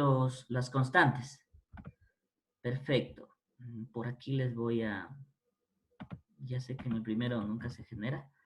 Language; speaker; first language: Spanish; native; Spanish